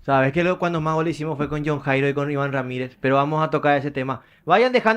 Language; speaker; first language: Spanish; native; Spanish